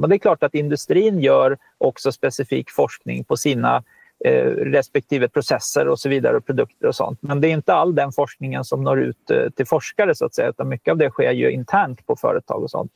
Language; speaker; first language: Swedish; native; Swedish